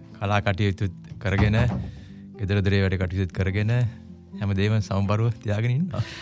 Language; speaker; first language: Sinhala; non-native, local second language; Tamil